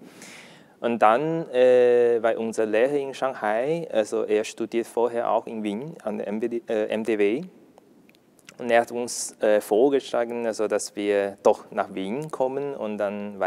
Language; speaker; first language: German; non-native, learner; Chinese